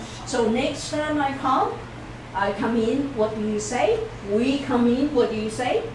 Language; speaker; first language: English; non-native, fluent; Chinese